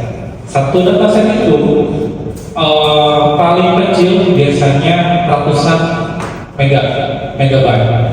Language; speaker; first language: Indonesian; native; Indonesian